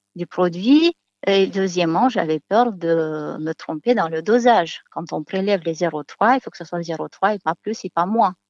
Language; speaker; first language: French; non-native, fluent; Romanian